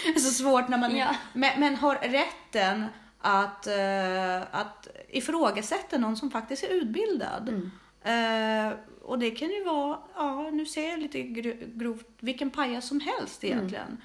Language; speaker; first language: Swedish; early bilingual, other home language; Russian